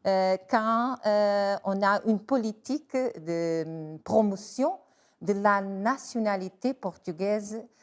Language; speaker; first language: French; non-native, fluent; Portuguese